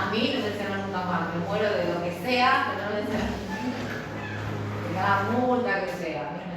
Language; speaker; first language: Spanish; native; Spanish